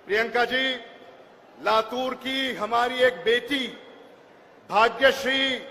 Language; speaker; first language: Hindi; non-native, local second language; Marathi